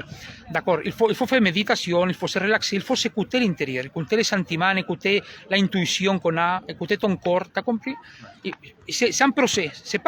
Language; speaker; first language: French; non-native, learner; Spanish